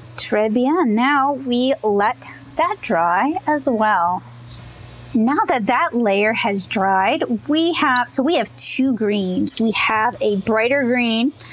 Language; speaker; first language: English; native; English